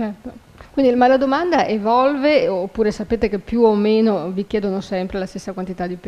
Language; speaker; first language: Italian; native; Italian